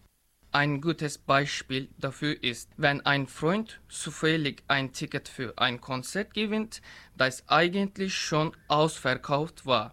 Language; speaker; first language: German; non-native, learner; Turkish